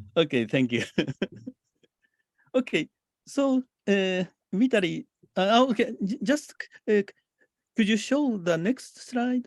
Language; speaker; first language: English; non-native, fluent; Japanese